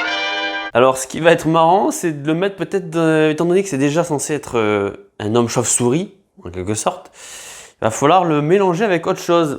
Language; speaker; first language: French; native; French